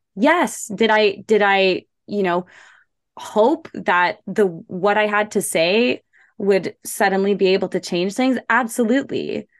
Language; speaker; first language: English; native; English